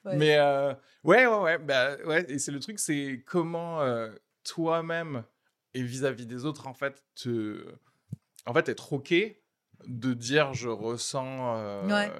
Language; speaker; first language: French; native; French